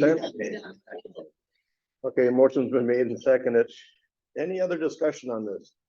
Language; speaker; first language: English; native; English